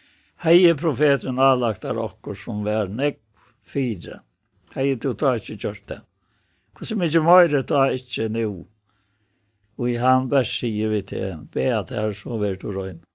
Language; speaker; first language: Danish; non-native, local second language; Faroese